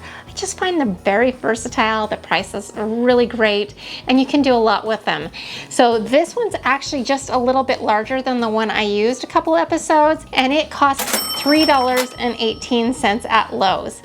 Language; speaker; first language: English; native; English